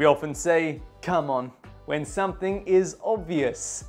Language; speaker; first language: English; native; English